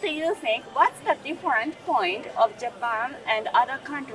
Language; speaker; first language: English; non-native, learner; Japanese